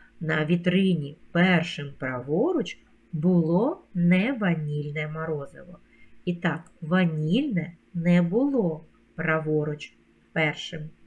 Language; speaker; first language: Ukrainian; native; Ukrainian